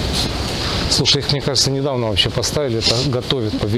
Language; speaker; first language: Russian; native; Russian